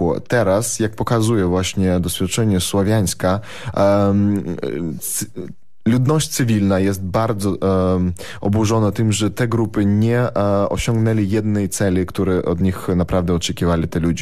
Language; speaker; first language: Polish; non-native, fluent; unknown